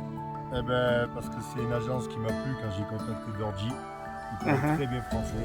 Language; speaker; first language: French; native; French